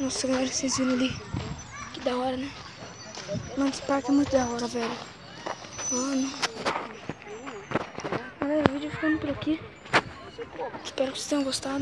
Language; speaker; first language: Portuguese; native; Portuguese